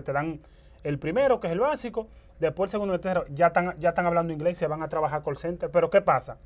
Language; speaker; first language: Spanish; native; Spanish